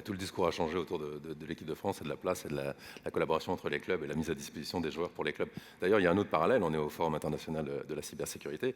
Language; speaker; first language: French; native; French